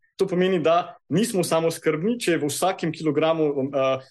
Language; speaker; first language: Slovenian; native; Slovenian